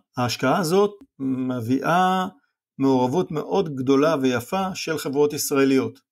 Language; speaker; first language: Hebrew; native; Hebrew